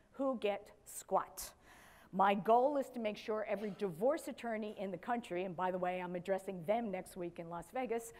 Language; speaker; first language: English; native; English